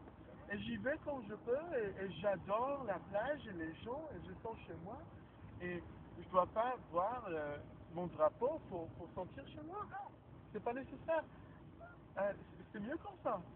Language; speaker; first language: French; non-native, fluent; Hebrew